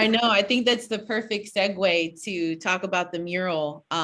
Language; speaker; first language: English; native; English